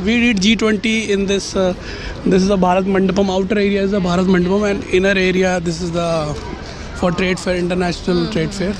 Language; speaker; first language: English; non-native, local second language; Hindi